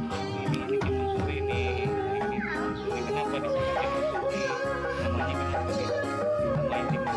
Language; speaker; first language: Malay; non-native, local second language; Sundanese